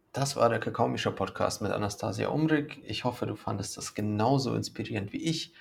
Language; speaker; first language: German; native; German